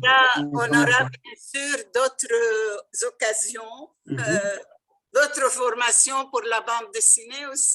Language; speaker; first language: French; non-native, local second language; Arabic